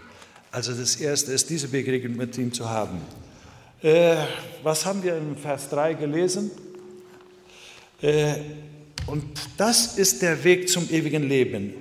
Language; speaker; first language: German; non-native, fluent; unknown